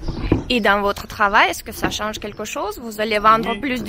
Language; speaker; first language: French; non-native, fluent; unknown